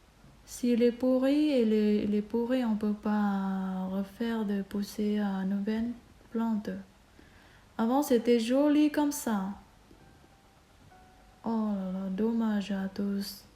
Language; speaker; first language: French; non-native, learner; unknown